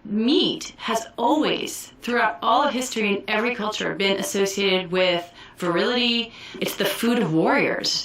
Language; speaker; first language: English; native; English